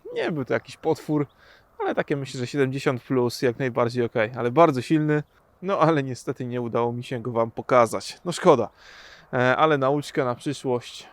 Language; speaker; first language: Polish; native; Polish